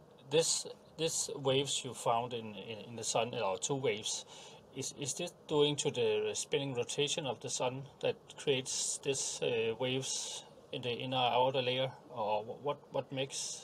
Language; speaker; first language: English; non-native, fluent; Danish